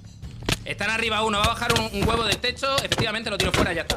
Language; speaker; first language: Spanish; native; Spanish